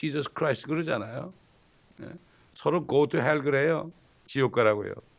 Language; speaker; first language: Korean; native; Korean